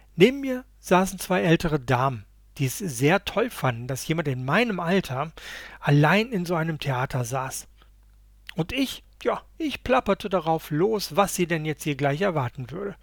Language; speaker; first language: German; native; German